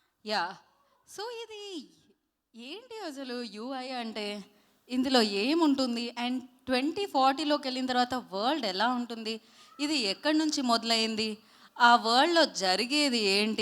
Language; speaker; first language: Telugu; native; Telugu